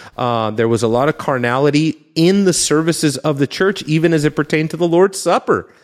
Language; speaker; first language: English; native; English